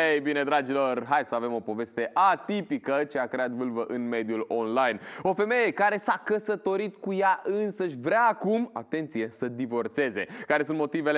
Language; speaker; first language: Romanian; native; Romanian